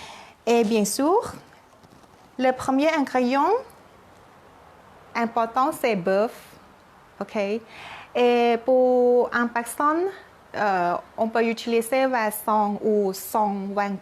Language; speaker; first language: French; non-native, learner; Thai